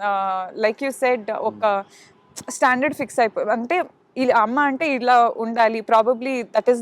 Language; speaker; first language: Telugu; non-native, local second language; Kannada